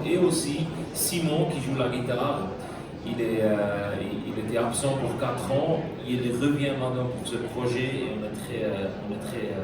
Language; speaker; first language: French; non-native, local second language; German